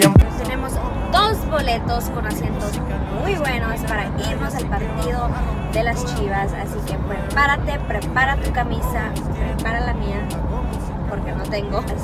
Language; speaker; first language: Spanish; native; Spanish